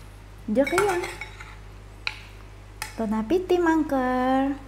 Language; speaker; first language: French; non-native, learner; Indonesian